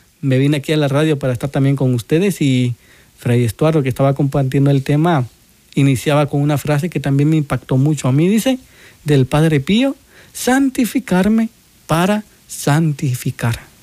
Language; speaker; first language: Spanish; native; Spanish